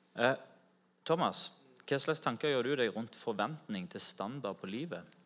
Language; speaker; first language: Norwegian; native; Norwegian